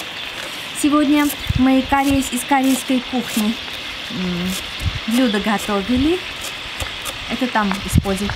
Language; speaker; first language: Russian; non-native, local second language; Armenian